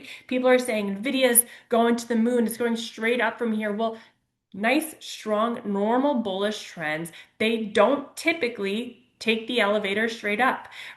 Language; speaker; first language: English; native; English